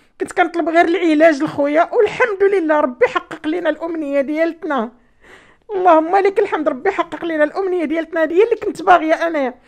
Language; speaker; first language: Arabic; native; Arabic